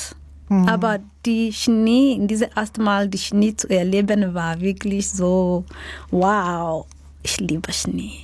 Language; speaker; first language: German; non-native, fluent; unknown